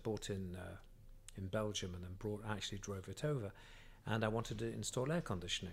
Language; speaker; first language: English; native; English